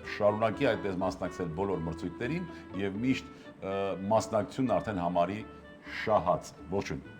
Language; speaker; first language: Armenian; native; Armenian